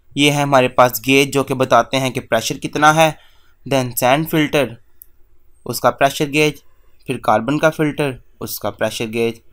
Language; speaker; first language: Urdu; native; Urdu